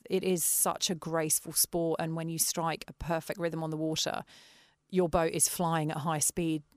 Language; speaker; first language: English; native; English